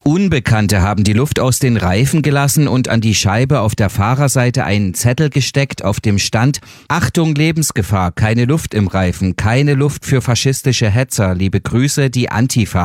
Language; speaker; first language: German; native; German